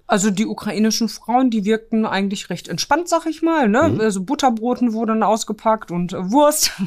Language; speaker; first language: German; early bilingual, other home language; Polish